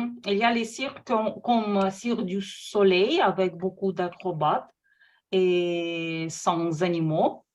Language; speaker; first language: French; non-native, fluent; Russian